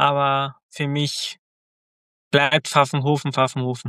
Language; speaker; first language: German; early bilingual, other home language; Croatian